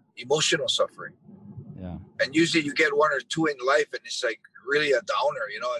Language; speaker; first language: English; native; English